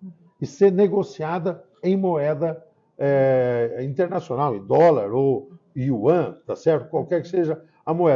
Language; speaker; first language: Portuguese; native; Portuguese